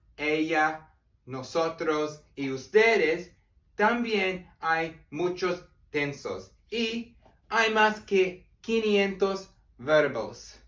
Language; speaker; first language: Spanish; non-native, learner; English